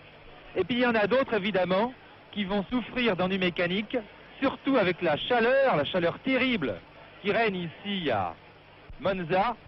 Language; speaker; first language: French; native; French